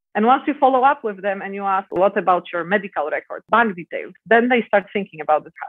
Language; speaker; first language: English; non-native, fluent; Polish